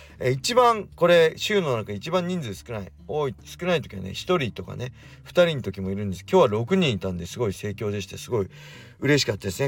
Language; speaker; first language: Japanese; native; Japanese